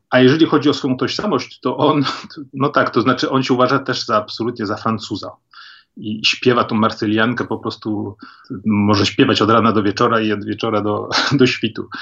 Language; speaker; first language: Polish; early bilingual, heritage; Polish